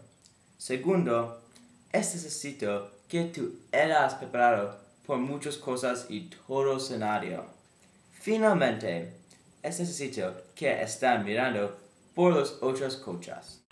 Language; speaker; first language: Spanish; non-native, learner; English